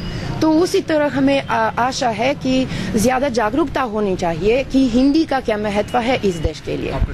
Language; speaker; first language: Hindi; non-native, fluent; Bulgarian